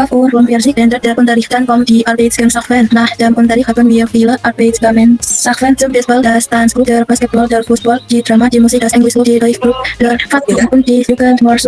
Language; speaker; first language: German; non-native, learner; Indonesian